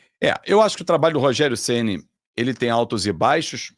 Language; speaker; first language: Portuguese; native; Portuguese